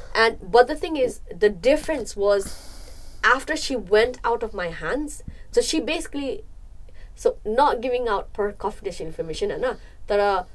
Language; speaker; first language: English; non-native, local second language; Nepali